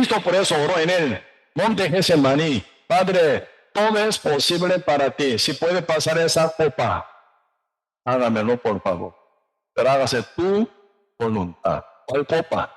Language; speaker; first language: Spanish; non-native, learner; Korean